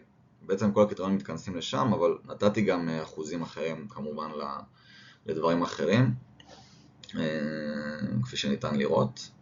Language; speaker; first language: Hebrew; native; Hebrew